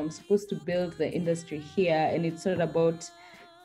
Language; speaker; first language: English; native; English